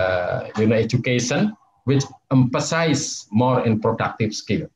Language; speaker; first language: English; non-native, fluent; Javanese